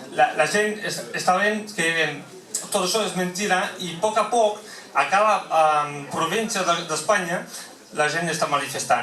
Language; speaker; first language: Catalan; non-native, local second language; French